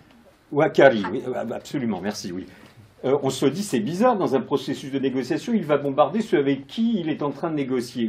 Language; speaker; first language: French; native; French